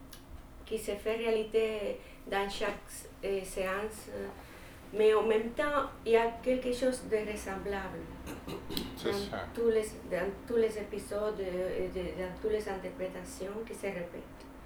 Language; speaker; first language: French; non-native, fluent; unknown